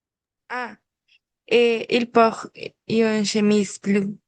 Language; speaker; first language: French; non-native, learner; Spanish